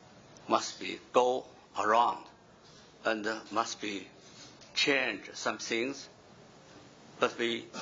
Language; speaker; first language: English; non-native, fluent; Chinese